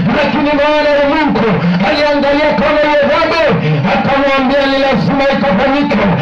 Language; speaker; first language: Swahili; non-native, local second language; Kamba